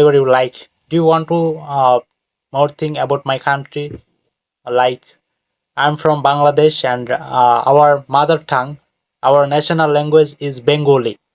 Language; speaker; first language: English; non-native, fluent; Bangla